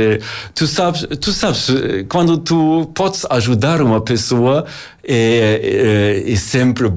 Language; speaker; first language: Portuguese; non-native, learner; German